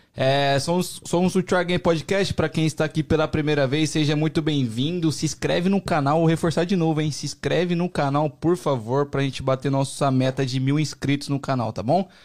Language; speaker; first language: Portuguese; native; Portuguese